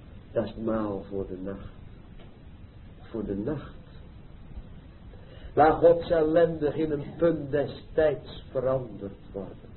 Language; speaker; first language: Dutch; native; Dutch